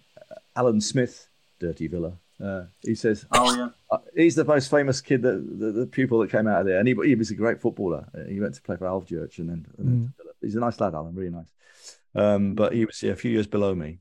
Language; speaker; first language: English; native; English